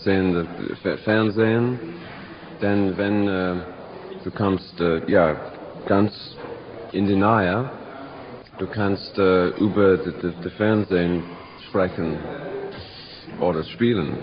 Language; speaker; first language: German; non-native, learner; English